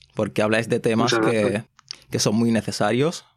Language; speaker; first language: Spanish; native; Spanish